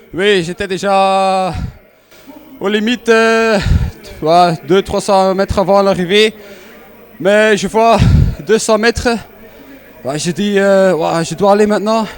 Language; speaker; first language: French; non-native, local second language; Dutch